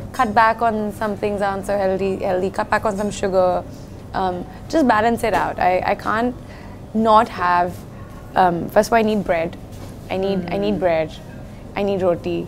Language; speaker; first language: English; native; English